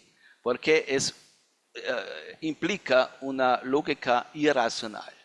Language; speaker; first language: Spanish; non-native, fluent; German